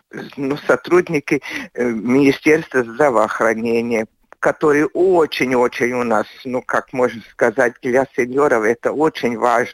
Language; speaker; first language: Russian; non-native, local second language; Latvian